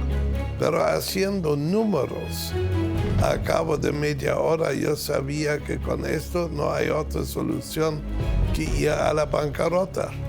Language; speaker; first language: Spanish; non-native, fluent; German